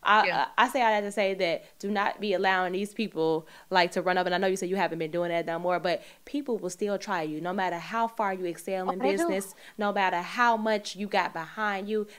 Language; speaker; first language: English; native; English